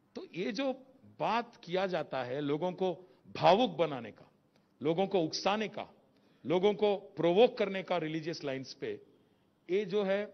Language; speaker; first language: Hindi; non-native, local second language; Telugu